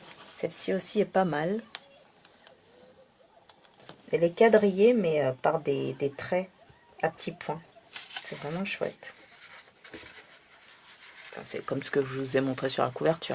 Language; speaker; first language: French; native; French